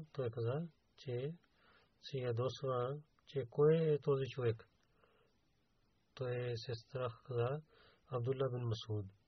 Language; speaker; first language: Bulgarian; non-native, learner; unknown